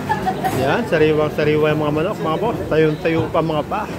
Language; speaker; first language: Filipino; native; Filipino